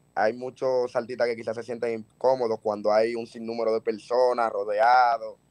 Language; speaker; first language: Spanish; native; Spanish